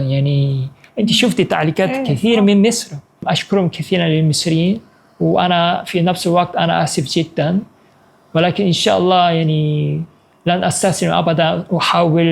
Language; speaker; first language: Arabic; non-native, fluent; Korean